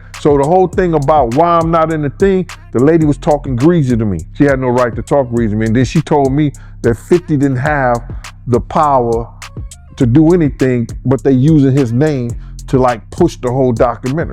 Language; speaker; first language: English; native; English